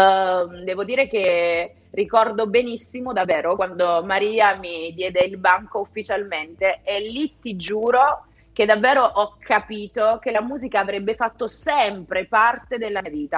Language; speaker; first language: Italian; native; Italian